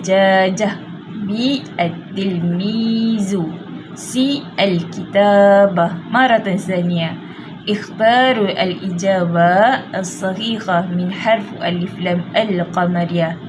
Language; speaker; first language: Arabic; non-native, learner; Malay